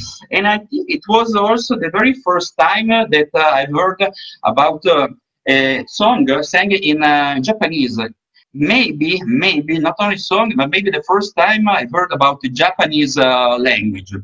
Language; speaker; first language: English; non-native, fluent; Italian